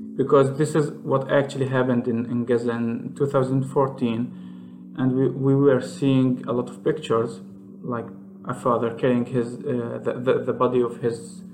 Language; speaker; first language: English; non-native, fluent; Arabic